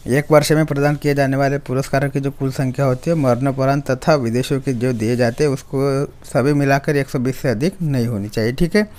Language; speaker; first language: Hindi; non-native, local second language; Marathi